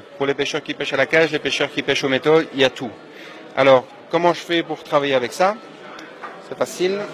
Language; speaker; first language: French; native; French